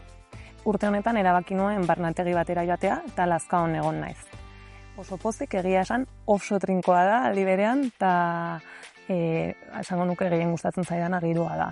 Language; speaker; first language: Basque; non-native, fluent; Spanish